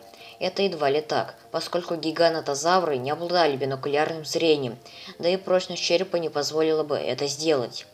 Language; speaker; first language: Russian; native; Russian